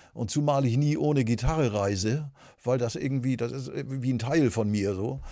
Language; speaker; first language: German; native; German